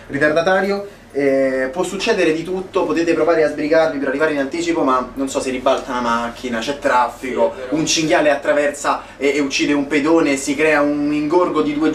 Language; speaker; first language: Italian; native; Italian